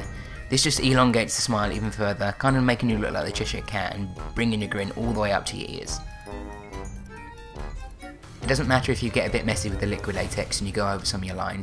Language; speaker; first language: English; native; English